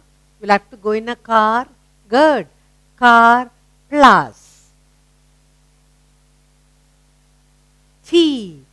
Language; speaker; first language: English; non-native, local second language; Tamil